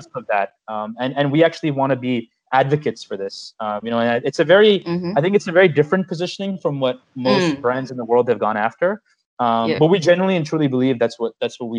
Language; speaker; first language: English; native; English